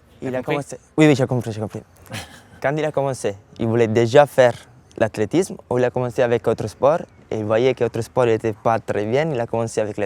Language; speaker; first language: French; non-native, learner; Italian